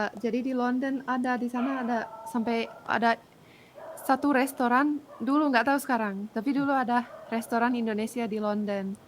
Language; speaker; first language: Indonesian; non-native, fluent; Finnish